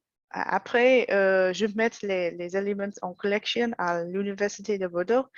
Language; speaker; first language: French; non-native, learner; English